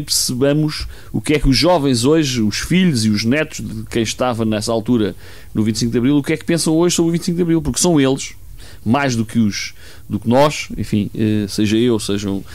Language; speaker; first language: Portuguese; native; Portuguese